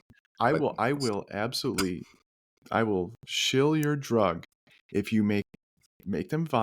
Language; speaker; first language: English; native; English